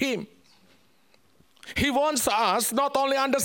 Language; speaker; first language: English; non-native, learner; Indonesian